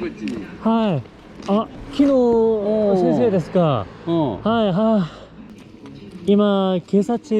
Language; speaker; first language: Japanese; non-native, learner; Korean